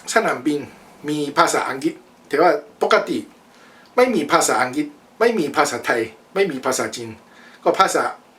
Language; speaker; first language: Thai; non-native, learner; Japanese